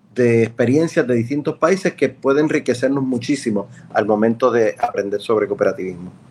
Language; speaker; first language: Spanish; native; Spanish